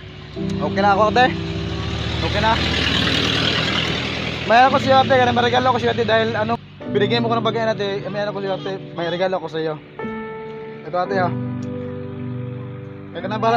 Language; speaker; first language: Filipino; non-native, local second language; Cebuano